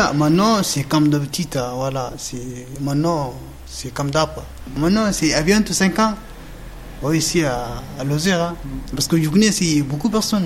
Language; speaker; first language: French; non-native, learner; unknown